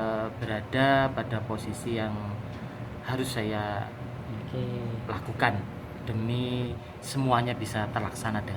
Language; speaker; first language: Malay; non-native, local second language; Javanese